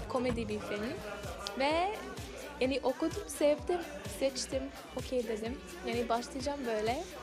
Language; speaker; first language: Turkish; non-native, learner; English